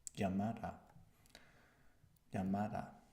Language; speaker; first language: Spanish; non-native, learner; English